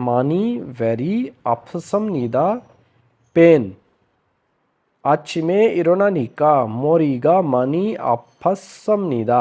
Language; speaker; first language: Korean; non-native, fluent; Urdu